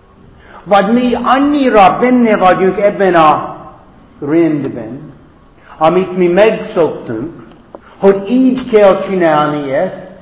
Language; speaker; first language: Hungarian; non-native, fluent; English